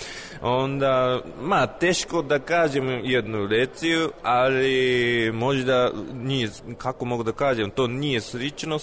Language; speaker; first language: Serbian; non-native, learner; Japanese